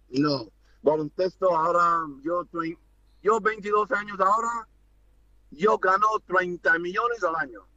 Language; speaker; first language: Spanish; non-native, learner; English